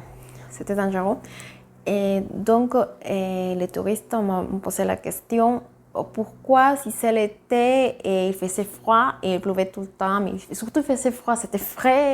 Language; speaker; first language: French; non-native, fluent; Spanish